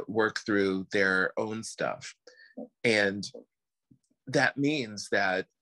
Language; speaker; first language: English; native; English